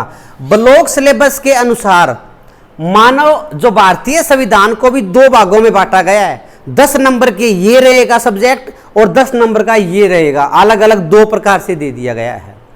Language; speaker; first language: Hindi; native; Hindi